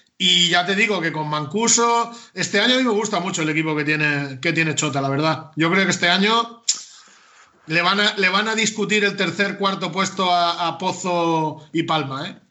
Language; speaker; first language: Spanish; native; Spanish